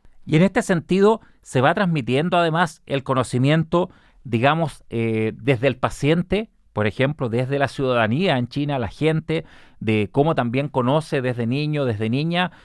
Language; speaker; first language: Spanish; native; Spanish